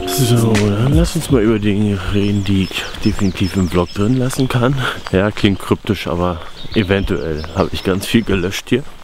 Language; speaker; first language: German; native; German